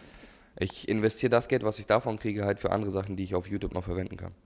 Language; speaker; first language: German; native; German